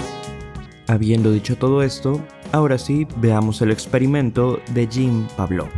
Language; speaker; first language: Spanish; native; Spanish